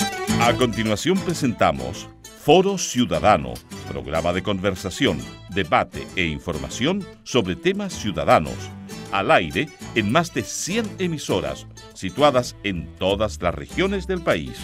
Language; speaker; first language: Spanish; native; Spanish